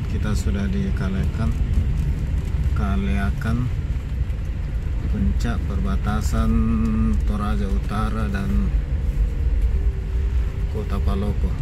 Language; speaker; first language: Indonesian; native; Indonesian